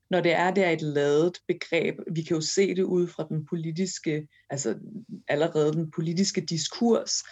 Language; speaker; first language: Danish; early bilingual, other home language; Kurdish